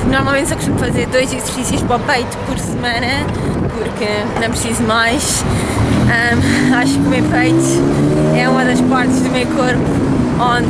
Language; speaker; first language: Portuguese; early bilingual, heritage; Portuguese